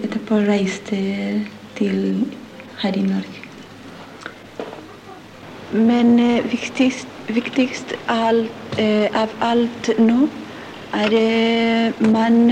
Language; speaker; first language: Norwegian; non-native, learner; Spanish